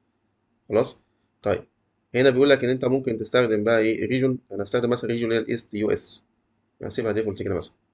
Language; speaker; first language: Arabic; native; Arabic